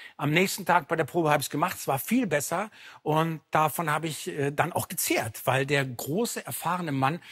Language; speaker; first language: German; native; German